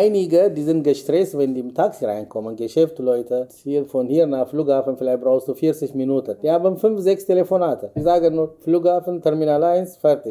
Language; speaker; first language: German; non-native, learner; Amharic